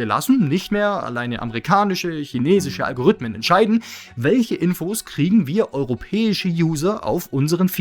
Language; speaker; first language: German; native; German